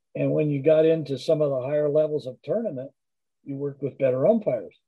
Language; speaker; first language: English; native; English